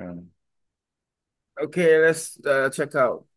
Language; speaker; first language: English; non-native, learner; Vietnamese